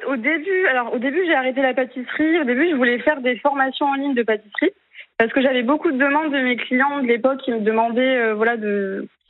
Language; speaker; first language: French; native; French